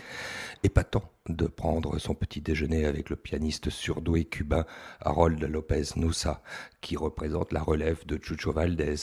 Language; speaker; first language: French; native; French